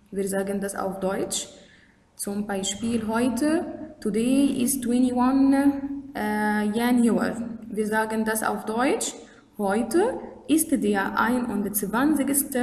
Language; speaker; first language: German; non-native, fluent; Arabic